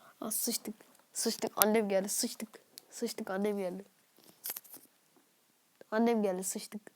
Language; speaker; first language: Turkish; native; Turkish